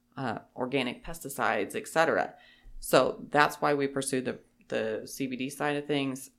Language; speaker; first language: English; native; English